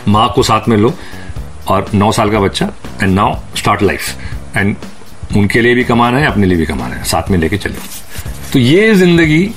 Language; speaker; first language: Hindi; native; Hindi